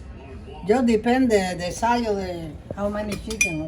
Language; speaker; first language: English; non-native, learner; Spanish